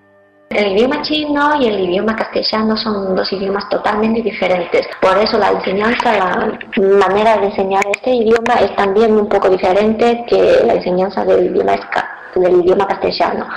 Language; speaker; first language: Spanish; non-native, fluent; Chinese